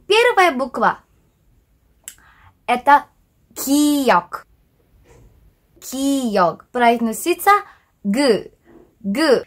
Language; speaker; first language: Russian; non-native, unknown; Korean